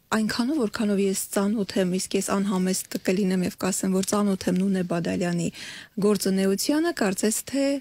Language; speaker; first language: Armenian; native; Armenian